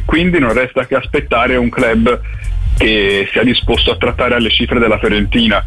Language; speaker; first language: Italian; native; Italian